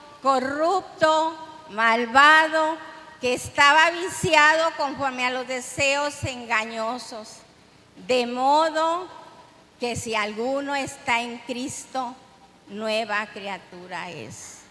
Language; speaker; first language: Spanish; native; Spanish